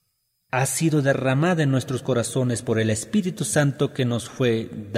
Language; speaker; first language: Spanish; non-native, local second language; Aymara